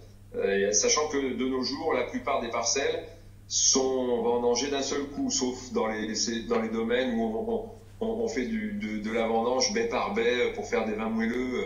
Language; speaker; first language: French; native; French